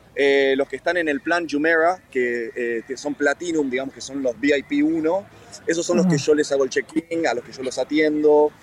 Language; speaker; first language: Spanish; native; Spanish